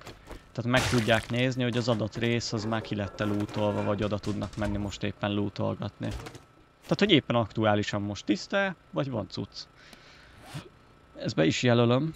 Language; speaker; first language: Hungarian; native; Hungarian